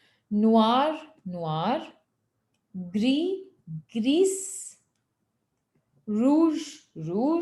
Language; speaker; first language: French; non-native, fluent; Hindi